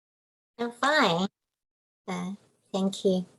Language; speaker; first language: English; non-native, learner; Chinese